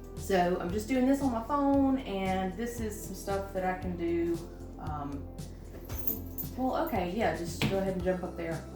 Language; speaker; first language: English; native; English